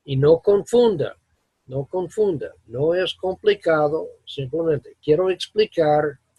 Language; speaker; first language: Spanish; non-native, fluent; English